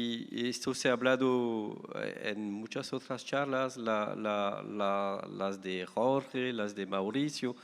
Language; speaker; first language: Spanish; non-native, fluent; French